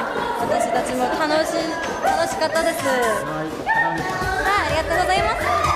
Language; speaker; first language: Japanese; non-native, learner; Korean